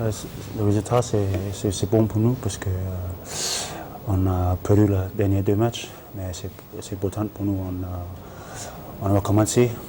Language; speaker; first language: French; non-native, learner; English